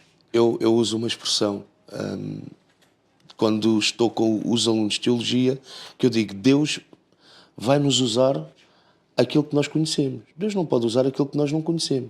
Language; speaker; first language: Portuguese; native; Portuguese